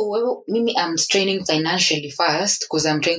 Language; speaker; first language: English; non-native, local second language; Swahili